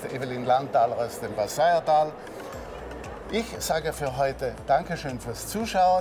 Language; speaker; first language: German; native; German